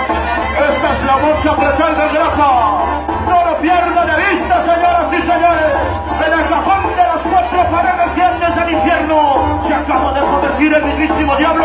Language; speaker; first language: Spanish; native; Spanish